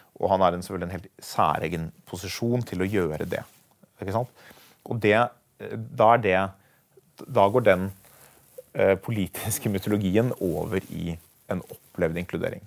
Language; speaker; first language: Norwegian; native; Norwegian